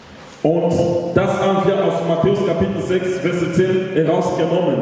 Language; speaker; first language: German; non-native, learner; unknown